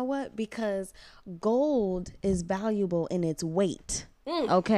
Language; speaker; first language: English; native; English